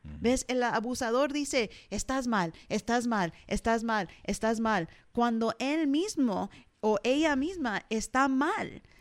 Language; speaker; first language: Spanish; early bilingual, heritage; English